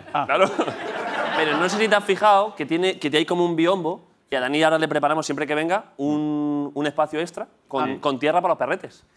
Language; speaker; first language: Spanish; native; Spanish